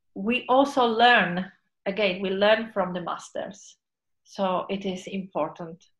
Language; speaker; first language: English; non-native, fluent; Polish